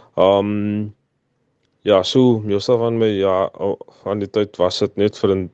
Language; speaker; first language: Afrikaans; native; Afrikaans